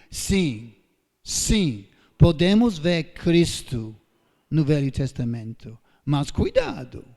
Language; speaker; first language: Portuguese; non-native, fluent; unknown